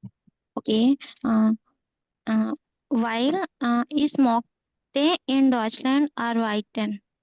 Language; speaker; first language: German; non-native, learner; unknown